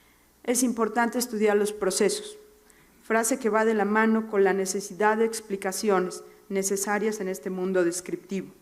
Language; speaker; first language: Spanish; native; Spanish